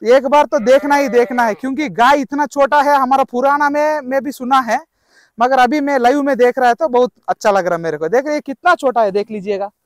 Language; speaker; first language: Hindi; non-native, local second language; Telugu